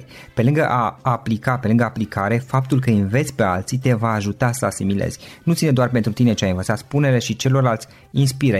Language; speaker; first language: Romanian; native; Romanian